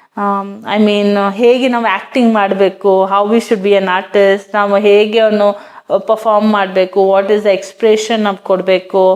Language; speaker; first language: Kannada; non-native, fluent; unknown